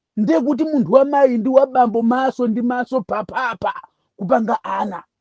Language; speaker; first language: Nyanja; non-native, local second language; Tumbuka